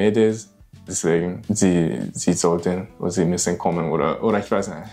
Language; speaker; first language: German; non-native, learner; Japanese